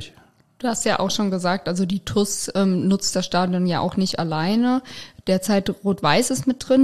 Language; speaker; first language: German; native; German